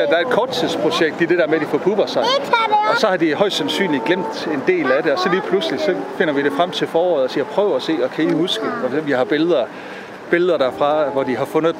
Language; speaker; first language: Danish; native; Danish